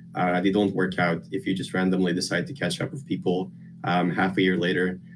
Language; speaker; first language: English; non-native, fluent; Lithuanian